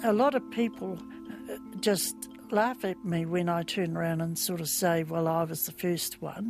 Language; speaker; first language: English; native; English